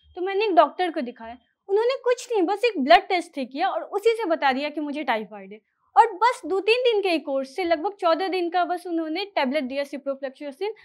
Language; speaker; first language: Hindi; native; Hindi